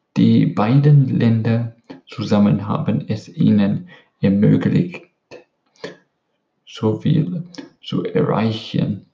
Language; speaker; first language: German; non-native, learner; English